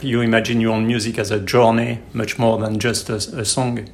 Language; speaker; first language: English; non-native, fluent; French